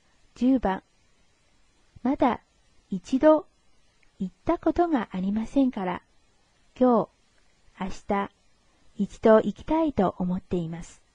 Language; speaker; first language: Japanese; non-native, fluent; Chinese